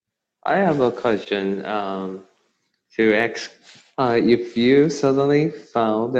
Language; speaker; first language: English; non-native, learner; Chinese